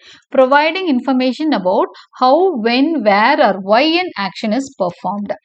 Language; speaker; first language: English; non-native, local second language; Tamil